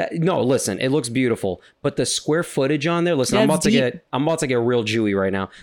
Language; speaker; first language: English; native; English